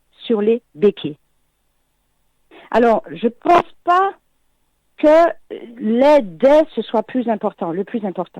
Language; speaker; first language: French; native; French